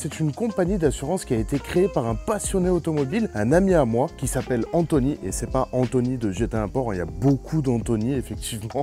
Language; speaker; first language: French; native; French